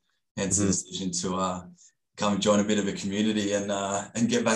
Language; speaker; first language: English; native; English